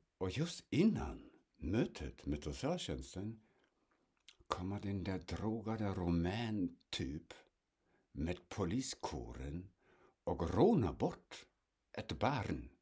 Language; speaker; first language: Swedish; non-native, fluent; German